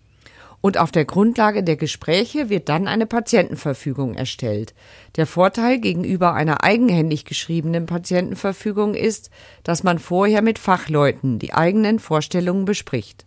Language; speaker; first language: German; native; German